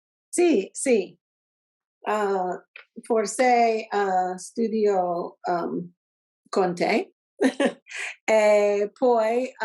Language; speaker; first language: Italian; non-native, learner; English